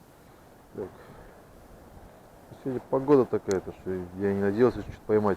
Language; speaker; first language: Russian; native; Russian